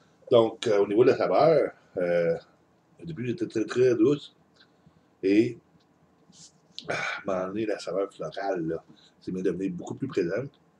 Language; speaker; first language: French; native; French